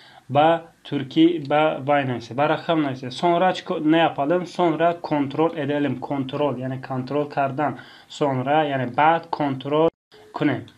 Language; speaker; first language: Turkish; non-native, fluent; Tajik